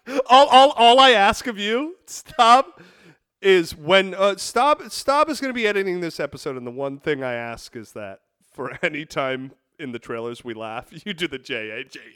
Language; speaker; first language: English; native; English